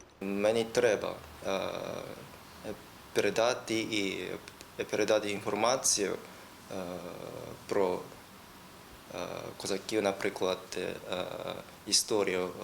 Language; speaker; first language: Ukrainian; non-native, learner; Japanese